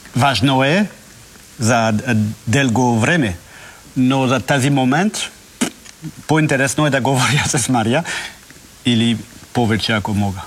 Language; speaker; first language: Bulgarian; non-native, learner; French